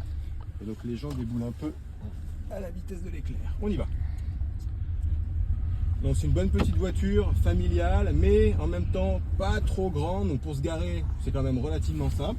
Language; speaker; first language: French; native; French